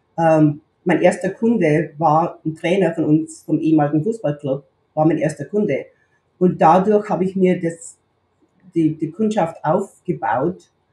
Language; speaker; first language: German; native; German